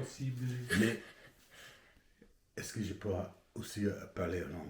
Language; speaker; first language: French; non-native, learner; English